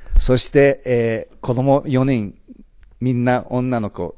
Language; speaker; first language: Japanese; native; Japanese